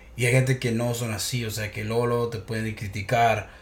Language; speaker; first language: Spanish; early bilingual, heritage; Spanish